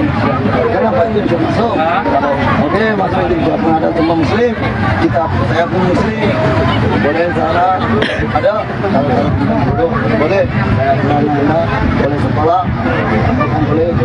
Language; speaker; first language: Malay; non-native, learner; Rohingya